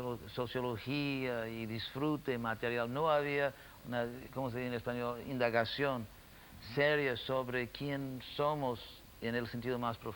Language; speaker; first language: Spanish; non-native, fluent; English